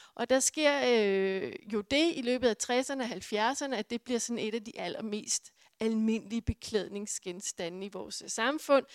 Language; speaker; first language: Danish; native; Danish